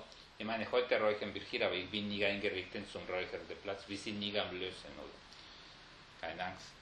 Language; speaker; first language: German; non-native, fluent; Spanish